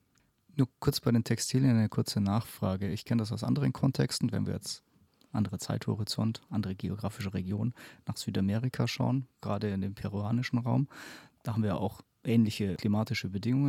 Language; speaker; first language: German; native; German